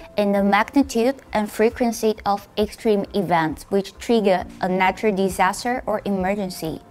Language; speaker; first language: English; non-native, fluent; Chinese